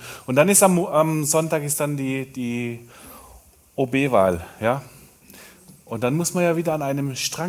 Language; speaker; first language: German; native; German